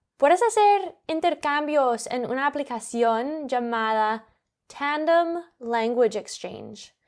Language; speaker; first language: Spanish; non-native, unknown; English